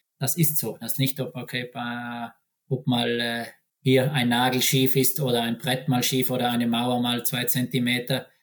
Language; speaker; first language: German; native; German